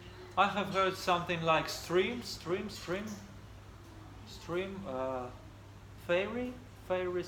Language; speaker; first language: English; non-native, fluent; Russian